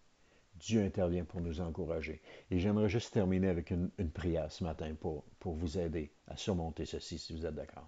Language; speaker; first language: French; native; French